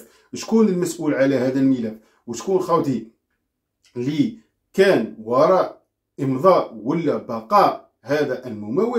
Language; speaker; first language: Arabic; native; Arabic